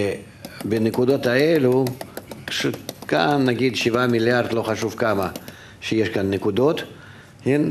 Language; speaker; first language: Hebrew; non-native, fluent; Russian